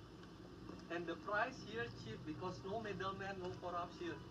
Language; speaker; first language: English; non-native, learner; Indonesian